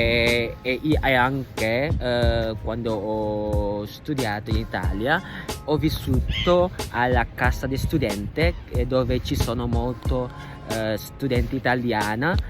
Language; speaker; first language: Italian; non-native, learner; Indonesian